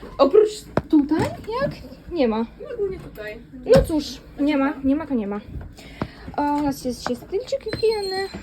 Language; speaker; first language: Polish; non-native, fluent; Ukrainian